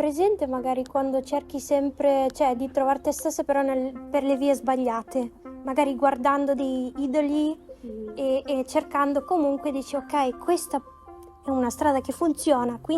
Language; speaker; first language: Italian; non-native, fluent; Macedonian